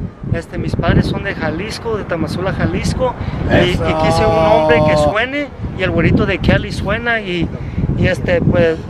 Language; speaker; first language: Spanish; early bilingual, heritage; Spanish